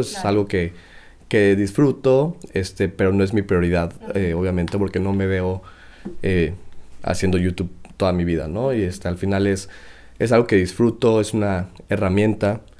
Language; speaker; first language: Spanish; native; Spanish